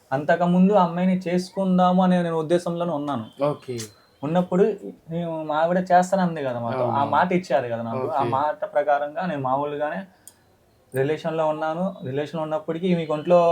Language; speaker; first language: Telugu; native; Telugu